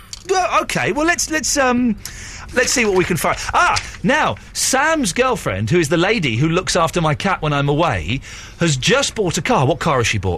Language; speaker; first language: English; native; English